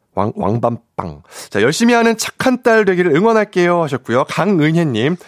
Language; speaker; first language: Korean; native; Korean